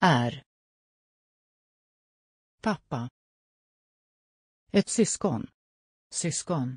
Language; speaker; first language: Swedish; non-native, learner; English